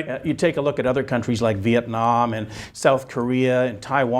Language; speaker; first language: English; native; English